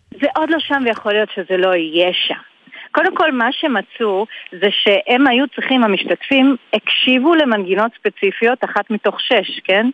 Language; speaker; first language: Hebrew; native; Hebrew